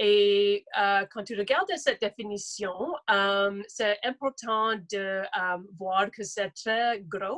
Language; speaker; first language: French; non-native, local second language; English